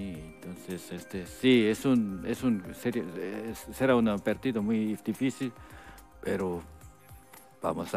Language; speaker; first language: Spanish; non-native, fluent; Korean